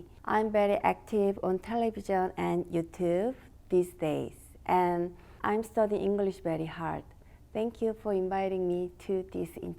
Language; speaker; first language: English; non-native, learner; Korean